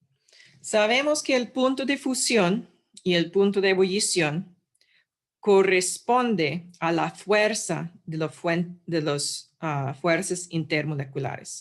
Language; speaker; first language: Spanish; non-native, fluent; English